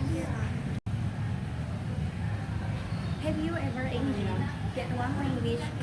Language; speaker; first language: English; non-native, fluent; Indonesian